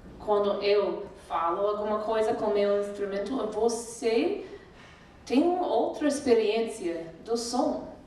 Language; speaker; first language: Portuguese; non-native, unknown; English